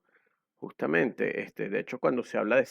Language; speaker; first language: Spanish; native; Spanish